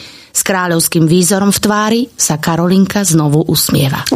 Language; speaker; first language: Slovak; native; Slovak